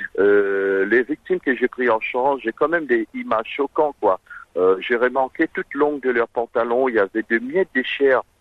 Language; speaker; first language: French; non-native, local second language; Morisyen